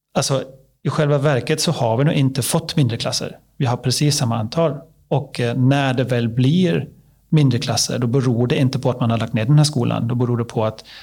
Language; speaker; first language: Swedish; non-native, learner; German